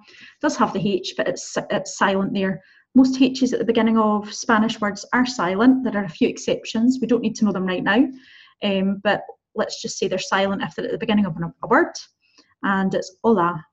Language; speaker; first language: English; native; English